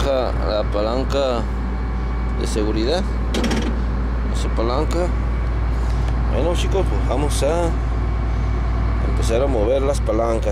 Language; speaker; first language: Spanish; native; Spanish